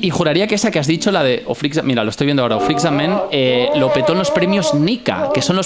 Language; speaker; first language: Spanish; non-native, local second language; Catalan